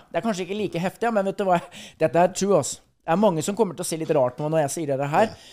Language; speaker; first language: Norwegian; native; Norwegian